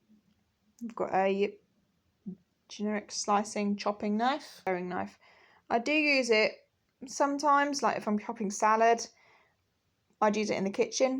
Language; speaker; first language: English; native; English